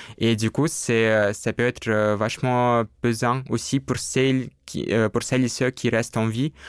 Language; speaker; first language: French; non-native, fluent; Russian